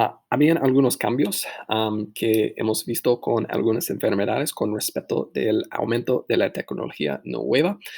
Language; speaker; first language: Spanish; non-native, fluent; English